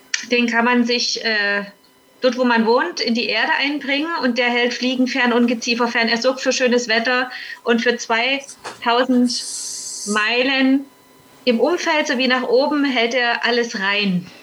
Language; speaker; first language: German; native; German